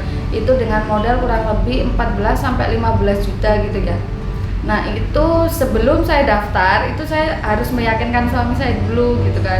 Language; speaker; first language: Indonesian; native; Indonesian